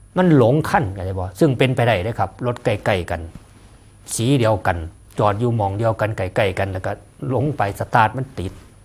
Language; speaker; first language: Thai; native; Thai